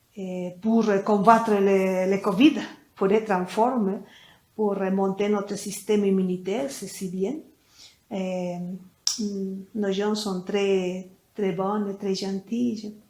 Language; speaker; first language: French; non-native, fluent; Spanish